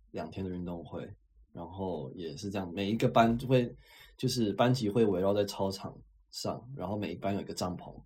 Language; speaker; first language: Chinese; native; Chinese